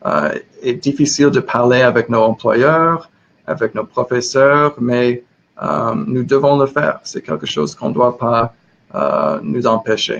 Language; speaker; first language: French; non-native, learner; English